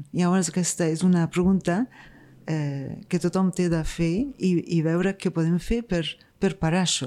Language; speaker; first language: Catalan; non-native, fluent; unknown